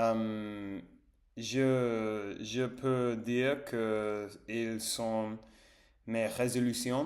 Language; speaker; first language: French; non-native, learner; English